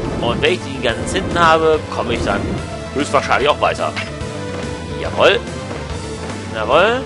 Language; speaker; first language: German; native; German